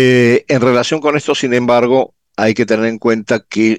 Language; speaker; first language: Spanish; native; Spanish